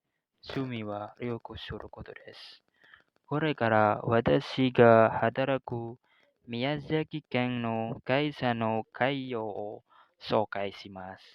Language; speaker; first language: Japanese; non-native, learner; Indonesian